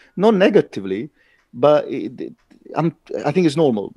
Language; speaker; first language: English; non-native, fluent; Italian